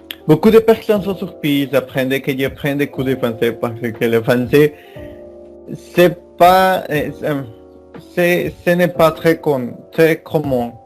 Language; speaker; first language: French; non-native, learner; Spanish